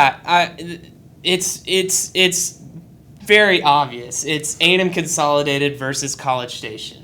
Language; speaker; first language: English; native; English